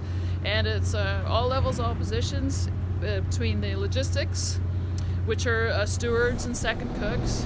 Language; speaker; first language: English; native; English